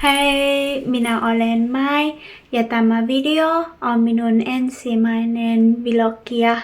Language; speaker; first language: Finnish; non-native, learner; Vietnamese